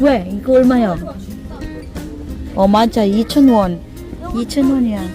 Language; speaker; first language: Korean; non-native, fluent; Filipino